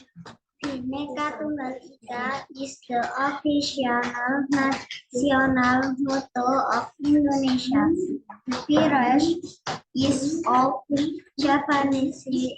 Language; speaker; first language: English; non-native, learner; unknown